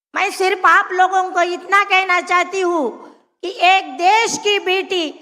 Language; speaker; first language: Hindi; non-native, local second language; Marathi